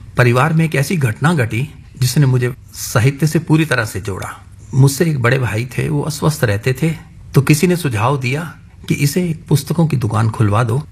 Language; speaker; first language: Hindi; non-native, local second language; Punjabi